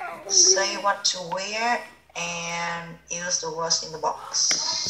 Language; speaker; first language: English; non-native, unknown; Vietnamese